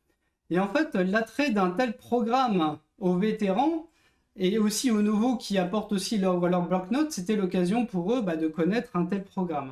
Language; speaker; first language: French; native; French